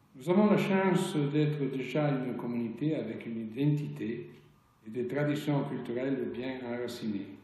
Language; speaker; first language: French; non-native, local second language; Italian